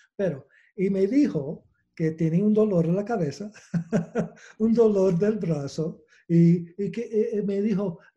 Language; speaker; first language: Spanish; non-native, learner; English